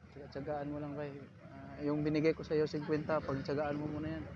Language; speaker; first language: Filipino; non-native, local second language; Cebuano